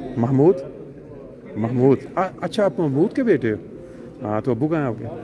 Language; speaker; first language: Urdu; non-native, local second language; Punjabi